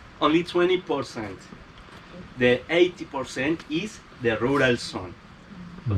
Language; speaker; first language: English; non-native, learner; Spanish